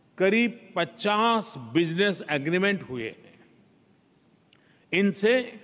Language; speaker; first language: Hindi; non-native, local second language; Gujarati